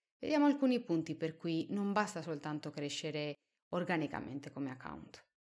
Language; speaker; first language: Italian; non-native, fluent; Spanish